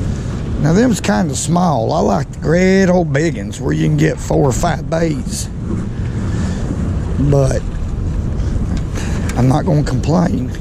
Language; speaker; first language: English; native; English